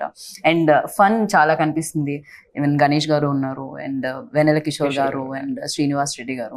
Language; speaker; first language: Telugu; native; Telugu